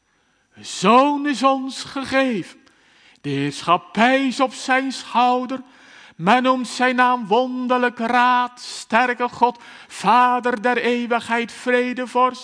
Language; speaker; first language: Dutch; native; Dutch